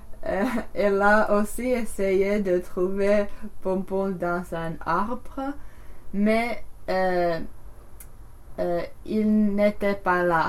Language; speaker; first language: French; non-native, learner; English